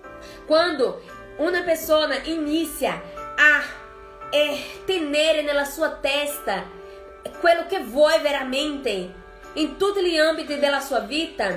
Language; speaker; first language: Italian; non-native, fluent; Portuguese